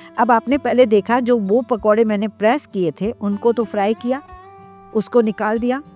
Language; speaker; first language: Hindi; non-native, local second language; Sindhi